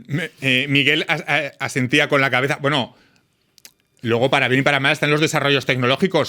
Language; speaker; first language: Spanish; native; Spanish